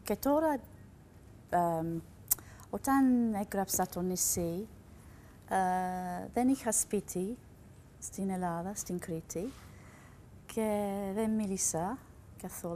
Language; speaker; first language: Greek; non-native, learner; English